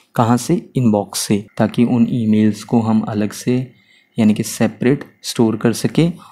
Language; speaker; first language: Hindi; native; Hindi